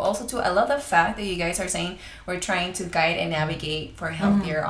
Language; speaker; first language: English; early bilingual, other home language; Spanish